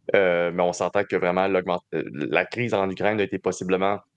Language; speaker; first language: French; native; French